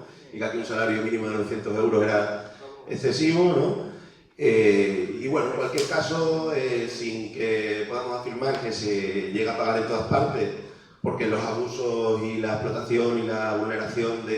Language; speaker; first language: Spanish; native; Spanish